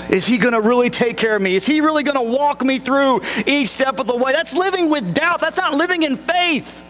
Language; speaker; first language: English; native; English